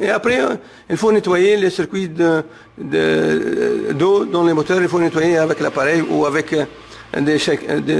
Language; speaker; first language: French; non-native, learner; Arabic